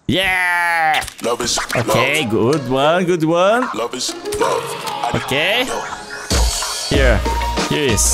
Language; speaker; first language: English; non-native, learner; Portuguese